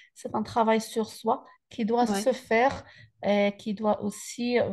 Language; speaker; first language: French; native; French